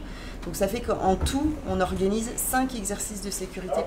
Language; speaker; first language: French; native; French